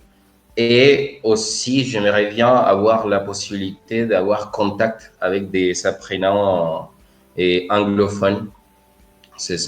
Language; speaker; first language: French; non-native, fluent; Spanish